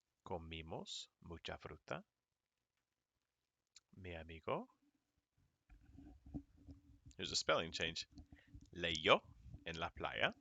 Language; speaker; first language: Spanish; non-native, fluent; English